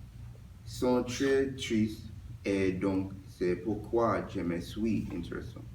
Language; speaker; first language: French; non-native, learner; English